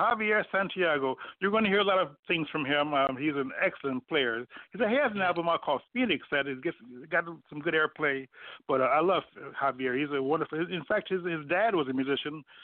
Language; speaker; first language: English; native; English